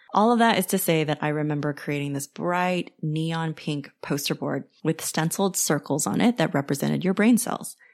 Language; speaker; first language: English; native; English